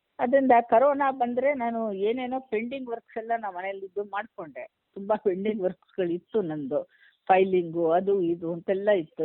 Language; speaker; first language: Kannada; native; Kannada